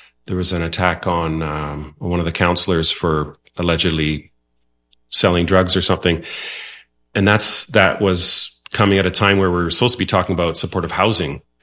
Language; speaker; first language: English; non-native, fluent; Dutch